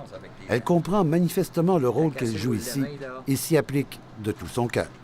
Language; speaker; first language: French; native; French